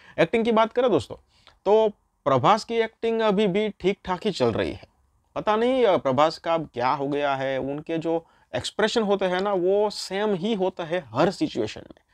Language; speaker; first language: Hindi; non-native, local second language; Gujarati